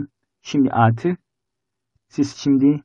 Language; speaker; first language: Turkish; non-native, fluent; Korean